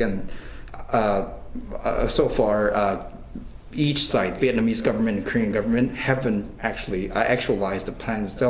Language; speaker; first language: English; non-native, fluent; Korean